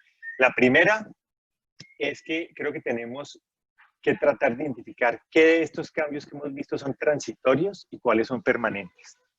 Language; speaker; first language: Spanish; native; Spanish